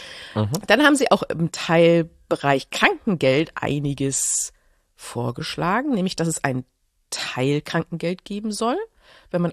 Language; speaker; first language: German; native; German